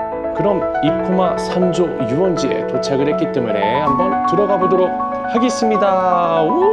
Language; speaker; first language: Korean; native; Korean